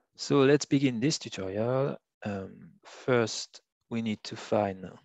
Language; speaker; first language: English; non-native, fluent; French